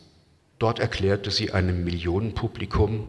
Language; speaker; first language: German; native; German